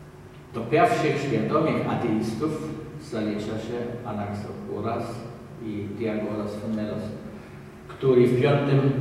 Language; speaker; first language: Polish; non-native, learner; German